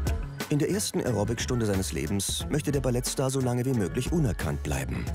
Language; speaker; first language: German; native; German